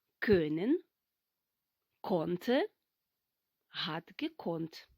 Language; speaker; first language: German; non-native, fluent; Ukrainian